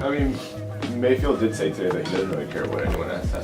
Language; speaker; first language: English; native; English